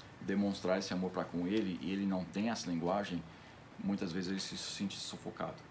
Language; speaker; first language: Portuguese; non-native, fluent; English